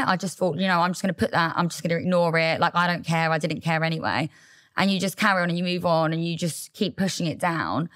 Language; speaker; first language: English; native; English